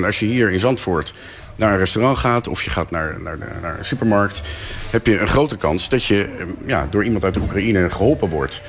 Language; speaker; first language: Dutch; native; Dutch